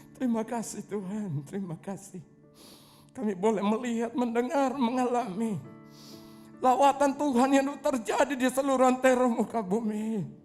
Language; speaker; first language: Indonesian; non-native, local second language; Tetum